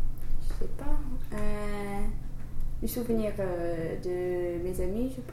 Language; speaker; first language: French; non-native, learner; English